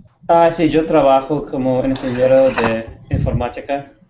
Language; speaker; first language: Spanish; non-native, learner; English